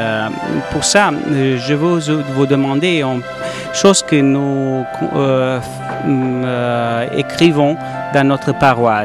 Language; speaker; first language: French; non-native, learner; Spanish